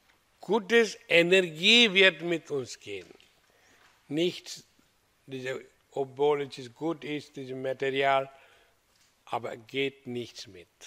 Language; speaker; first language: German; non-native, learner; Hindi